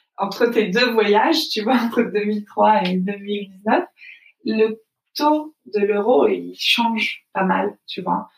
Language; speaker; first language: French; native; French